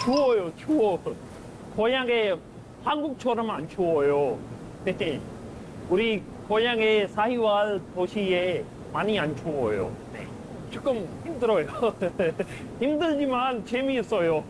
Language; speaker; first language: Korean; non-native, learner; Punjabi